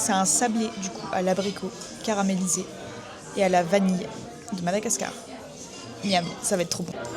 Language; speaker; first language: French; native; French